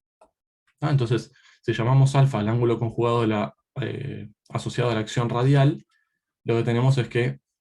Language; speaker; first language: Spanish; native; Spanish